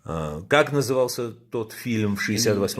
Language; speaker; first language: Russian; native; Russian